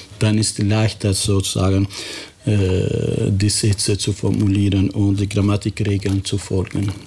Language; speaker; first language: German; non-native, fluent; Albanian